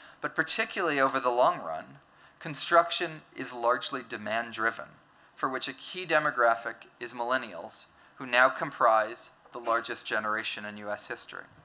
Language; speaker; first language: English; native; English